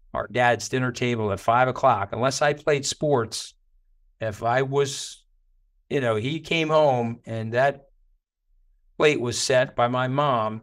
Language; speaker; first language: English; native; English